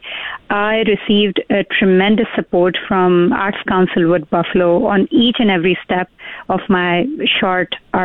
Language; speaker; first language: English; non-native, local second language; Urdu